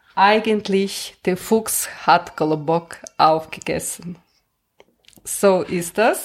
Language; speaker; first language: German; non-native, learner; Russian